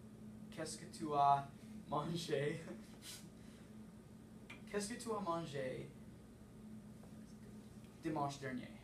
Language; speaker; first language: French; non-native, learner; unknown